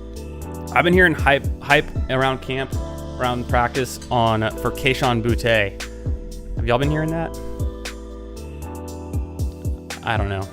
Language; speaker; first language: English; native; English